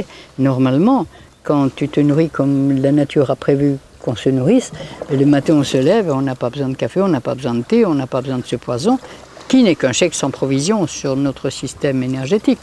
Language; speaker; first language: French; native; French